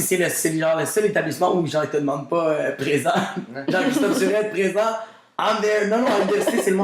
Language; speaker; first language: French; native; French